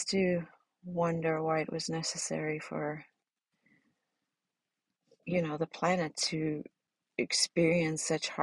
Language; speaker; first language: English; native; English